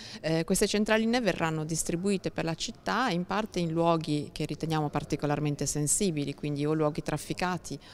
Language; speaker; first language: Italian; native; Italian